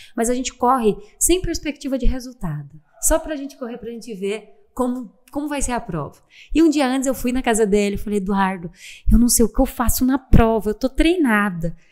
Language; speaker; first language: Portuguese; native; Portuguese